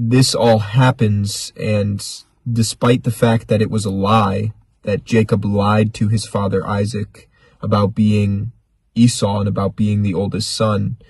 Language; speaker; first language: English; native; English